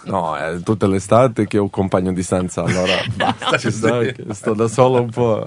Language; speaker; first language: Italian; non-native, fluent; Serbian